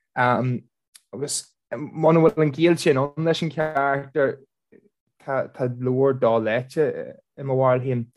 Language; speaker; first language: Irish; non-native, local second language; English